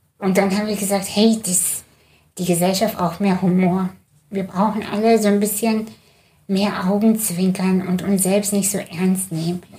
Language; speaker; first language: German; early bilingual, other home language; Russian